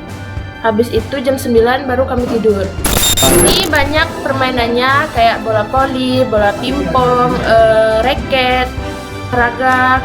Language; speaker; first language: Indonesian; native; Indonesian